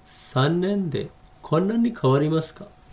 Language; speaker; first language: Japanese; non-native, fluent; Hindi